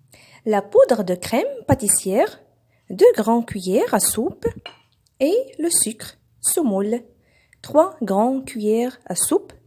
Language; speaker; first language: French; non-native, local second language; Arabic